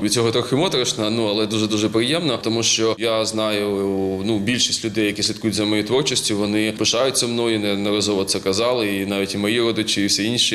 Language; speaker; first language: Ukrainian; native; Ukrainian